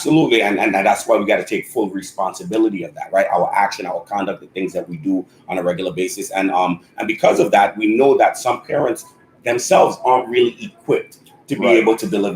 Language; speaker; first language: English; native; English